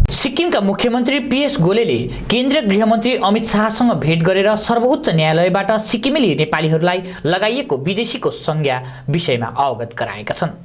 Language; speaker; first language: Nepali; native; Nepali